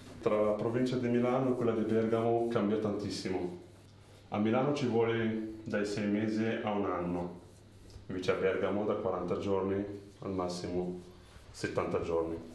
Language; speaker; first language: Italian; non-native, fluent; Arabic